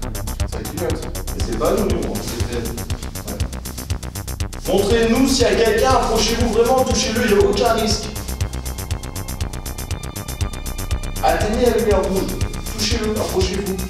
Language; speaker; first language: French; native; French